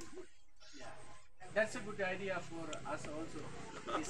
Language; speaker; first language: English; non-native, fluent; Sinhala